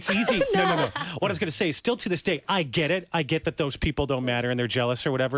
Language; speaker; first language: English; native; English